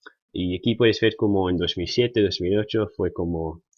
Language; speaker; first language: Spanish; non-native, fluent; English